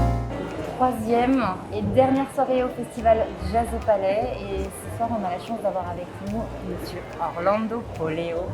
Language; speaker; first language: French; native; French